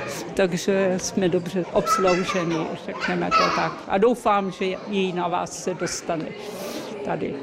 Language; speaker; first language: Czech; early bilingual, other home language; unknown